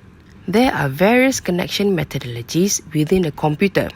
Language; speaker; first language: English; non-native, local second language; Malay